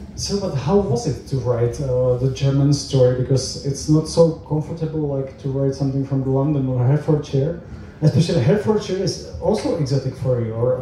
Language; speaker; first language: English; non-native, fluent; Czech